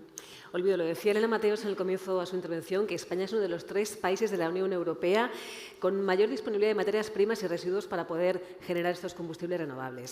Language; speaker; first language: Spanish; native; Spanish